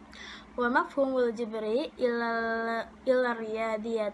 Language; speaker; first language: Arabic; non-native, learner; Indonesian